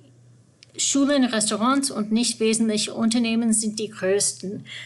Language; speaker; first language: German; non-native, fluent; English